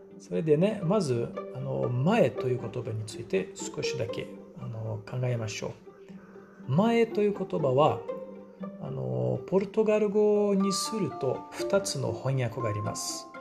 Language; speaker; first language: Japanese; non-native, fluent; Portuguese